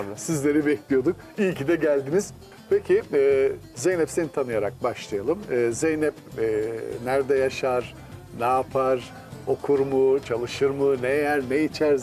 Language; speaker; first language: Turkish; native; Turkish